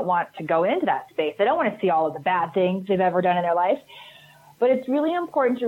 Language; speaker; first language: English; native; English